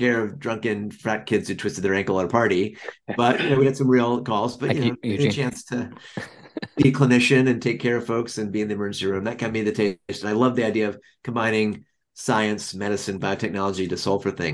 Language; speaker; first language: English; native; English